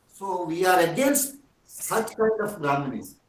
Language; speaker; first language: English; non-native, local second language; Telugu